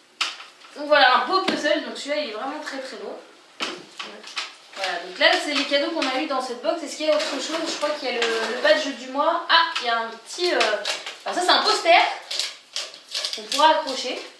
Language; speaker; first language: French; native; French